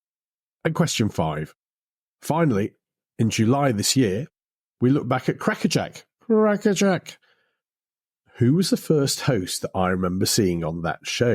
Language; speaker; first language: English; native; English